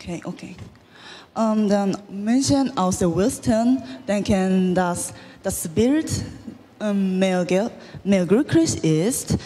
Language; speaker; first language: German; non-native, learner; Korean